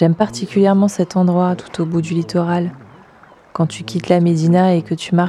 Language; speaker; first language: French; native; French